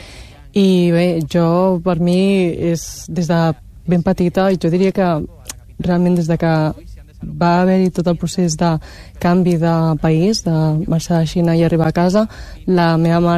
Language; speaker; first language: Catalan; early bilingual, other home language; Chinese